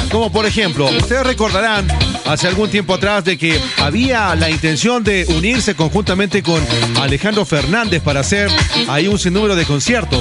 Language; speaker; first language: Spanish; native; Spanish